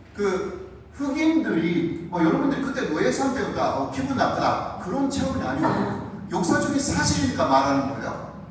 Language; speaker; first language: Korean; non-native, fluent; Japanese